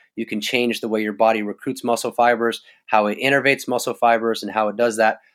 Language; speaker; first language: English; native; English